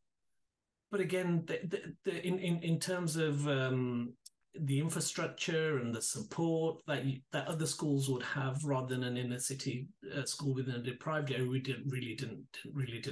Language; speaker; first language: English; native; English